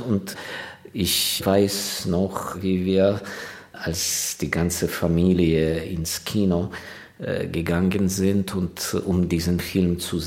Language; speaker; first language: German; non-native, fluent; Ukrainian